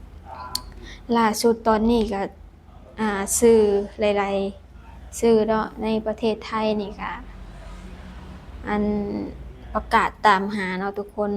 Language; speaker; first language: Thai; non-native, local second language; Lao